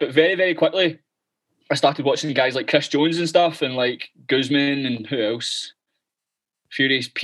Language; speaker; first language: English; native; English